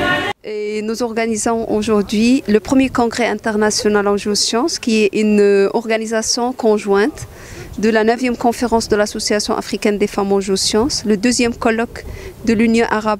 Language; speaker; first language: French; non-native, local second language; Arabic